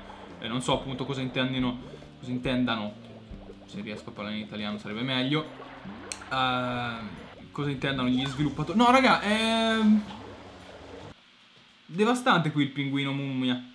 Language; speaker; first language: Italian; native; Italian